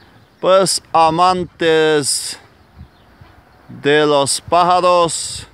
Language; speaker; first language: Spanish; non-native, fluent; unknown